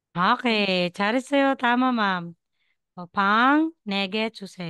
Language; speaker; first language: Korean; non-native, learner; Filipino